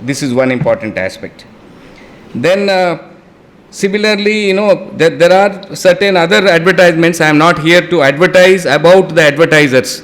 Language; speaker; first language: English; non-native, local second language; Telugu